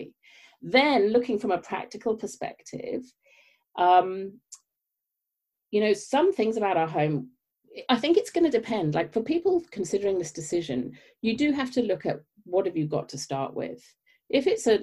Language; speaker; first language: English; native; English